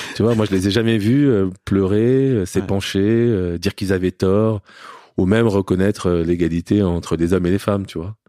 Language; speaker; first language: French; native; French